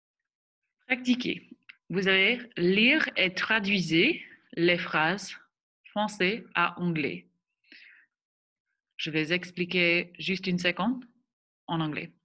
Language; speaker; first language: French; non-native, fluent; English